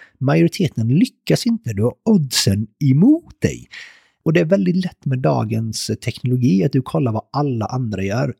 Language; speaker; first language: Swedish; early bilingual, other home language; Persian